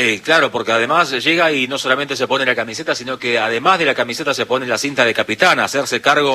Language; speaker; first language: Spanish; native; Spanish